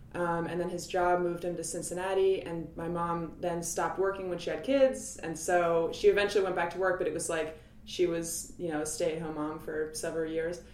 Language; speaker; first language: English; native; English